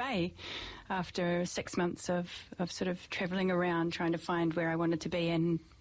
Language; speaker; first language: English; native; English